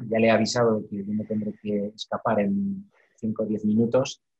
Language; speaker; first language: Spanish; native; Spanish